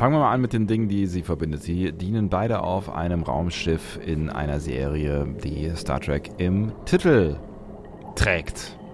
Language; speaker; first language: German; native; German